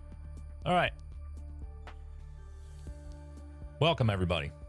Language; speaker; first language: English; native; English